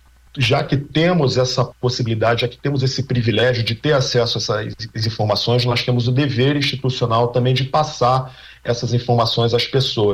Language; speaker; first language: Portuguese; native; Portuguese